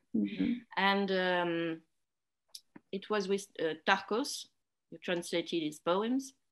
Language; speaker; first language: English; non-native, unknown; French